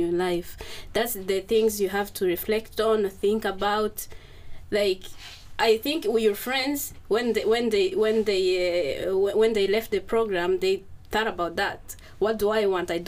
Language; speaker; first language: English; non-native, local second language; Kinyarwanda